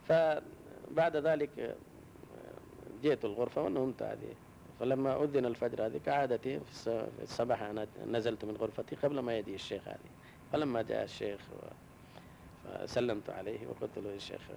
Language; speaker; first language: Arabic; non-native, local second language; Urdu